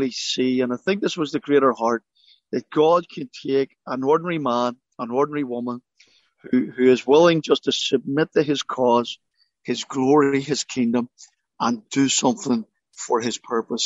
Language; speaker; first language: English; native; English